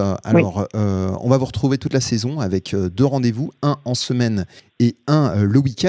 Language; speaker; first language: French; native; French